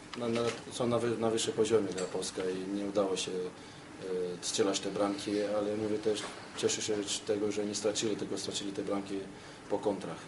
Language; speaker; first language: Polish; non-native, learner; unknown